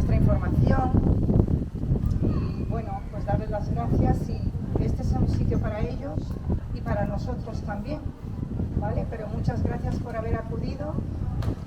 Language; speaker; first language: Spanish; non-native, fluent; Portuguese